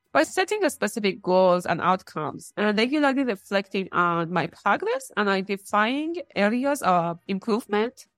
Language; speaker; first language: English; non-native, fluent; Persian